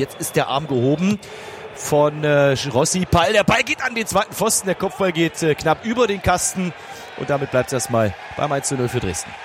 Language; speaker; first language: German; native; German